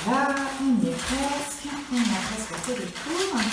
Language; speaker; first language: French; native; French